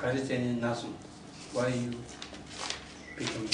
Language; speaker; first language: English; non-native, learner; Tibetan